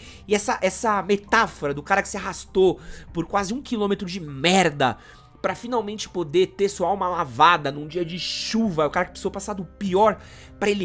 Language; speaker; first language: Portuguese; native; Portuguese